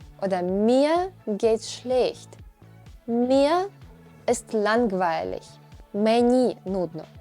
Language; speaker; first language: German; non-native, fluent; Ukrainian